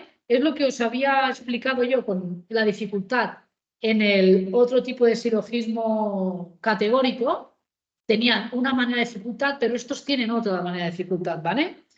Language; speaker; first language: Spanish; native; Spanish